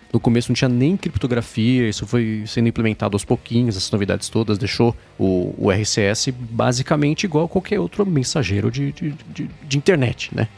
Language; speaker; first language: Portuguese; native; Portuguese